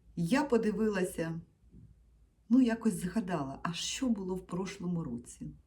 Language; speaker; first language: Ukrainian; non-native, local second language; Russian